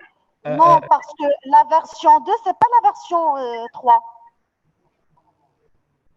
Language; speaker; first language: French; non-native, local second language; Arabic